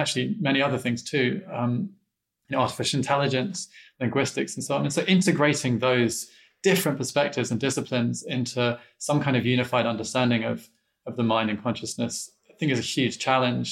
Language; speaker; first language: English; native; English